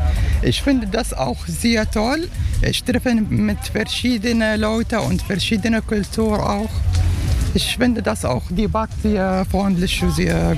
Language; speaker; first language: German; non-native, learner; Arabic